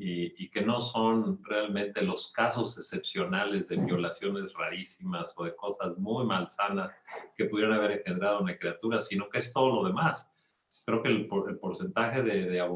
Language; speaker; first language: Spanish; native; Spanish